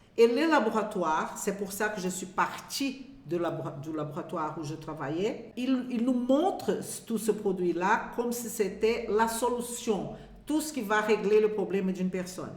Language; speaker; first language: French; non-native, fluent; Portuguese